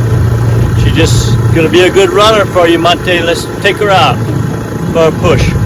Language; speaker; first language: English; native; English